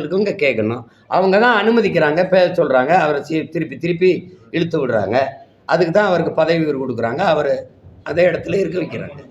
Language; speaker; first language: Tamil; native; Tamil